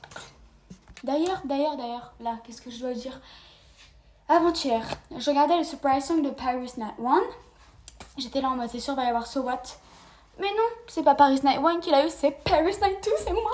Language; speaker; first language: French; native; French